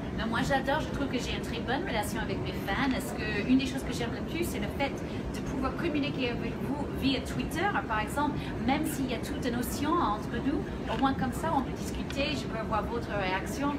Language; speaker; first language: French; native; French